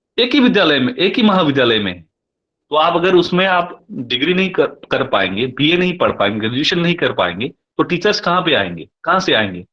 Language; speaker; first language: Hindi; non-native, local second language; Nepali